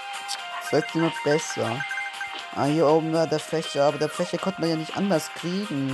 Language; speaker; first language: German; native; German